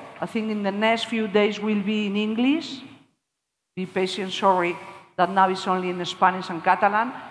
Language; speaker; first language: English; non-native, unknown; Spanish